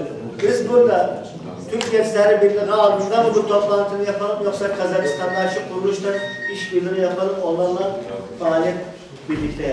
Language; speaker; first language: Turkish; native; Turkish